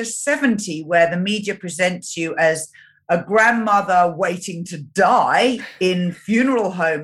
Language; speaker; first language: English; native; English